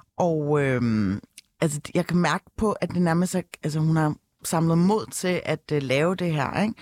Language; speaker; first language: Danish; early bilingual, other home language; Turkish